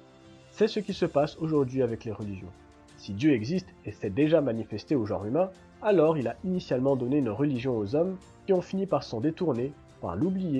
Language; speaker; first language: French; native; French